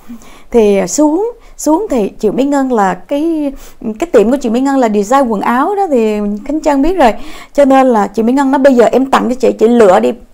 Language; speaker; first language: Vietnamese; native; Vietnamese